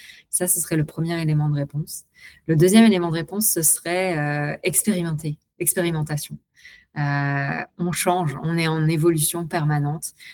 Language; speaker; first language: French; native; French